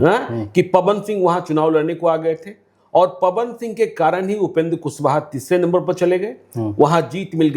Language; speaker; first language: Hindi; native; Hindi